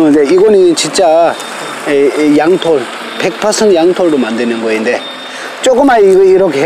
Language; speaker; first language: Korean; non-native, fluent; Tibetan